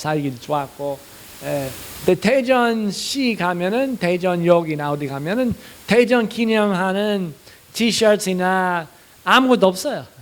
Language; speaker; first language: Korean; non-native, fluent; English